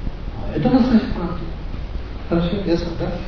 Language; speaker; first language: Russian; non-native, learner; Tibetan